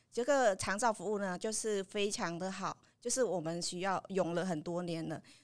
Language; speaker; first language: Chinese; non-native, fluent; Khmer